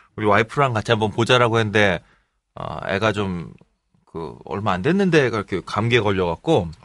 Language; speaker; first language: Korean; native; Korean